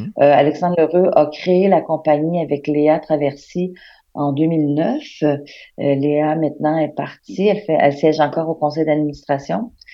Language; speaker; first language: French; native; French